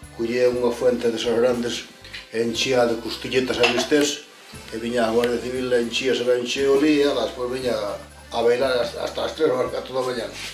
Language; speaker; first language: Galician; native; Galician